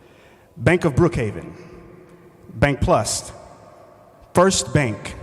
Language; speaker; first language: English; native; English